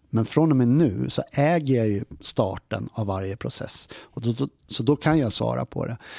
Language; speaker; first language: Swedish; native; Swedish